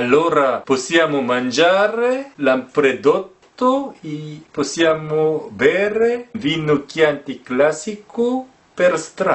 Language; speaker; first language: Italian; non-native, learner; Korean